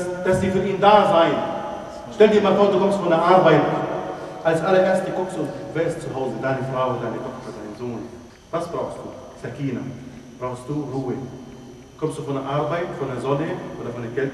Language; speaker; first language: German; non-native, fluent; Arabic